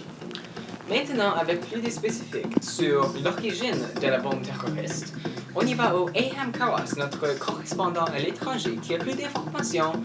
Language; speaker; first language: French; non-native, local second language; English